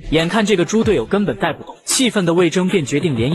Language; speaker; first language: Chinese; native; Chinese